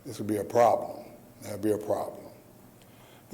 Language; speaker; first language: English; native; English